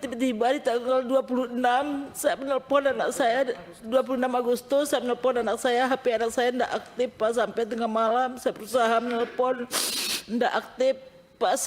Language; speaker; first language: Indonesian; non-native, local second language; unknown